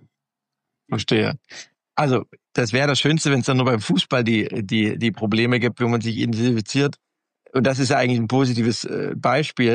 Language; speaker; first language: German; native; German